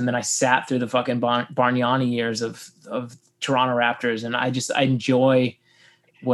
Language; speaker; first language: English; native; English